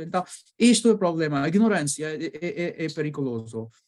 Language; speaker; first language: Portuguese; non-native, learner; Bangla